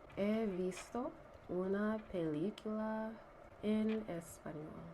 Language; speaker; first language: Spanish; non-native, learner; English